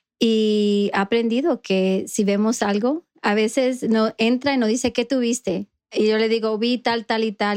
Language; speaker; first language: Spanish; early bilingual, heritage; Spanish